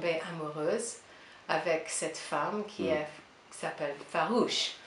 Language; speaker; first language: French; non-native, learner; English